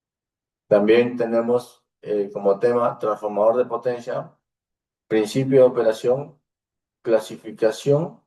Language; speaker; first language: Spanish; native; Spanish